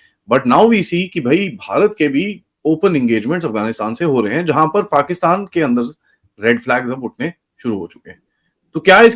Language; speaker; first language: Hindi; native; Hindi